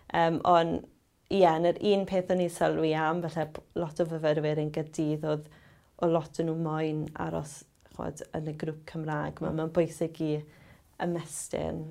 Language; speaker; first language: Welsh; native; Welsh